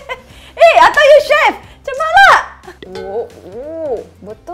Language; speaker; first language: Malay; non-native, local second language; Cantonese